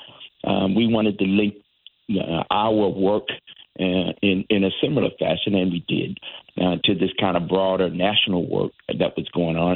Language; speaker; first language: English; native; English